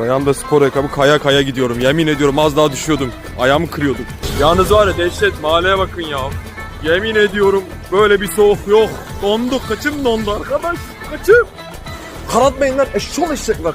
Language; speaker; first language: Turkish; native; Turkish